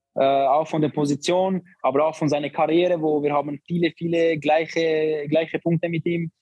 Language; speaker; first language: German; non-native, learner; Albanian